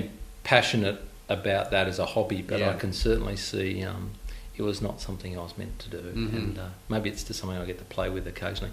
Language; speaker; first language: English; native; English